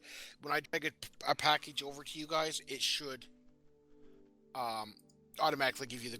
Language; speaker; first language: English; native; English